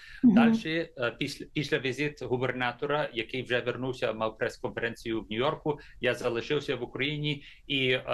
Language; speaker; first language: Ukrainian; early bilingual, heritage; English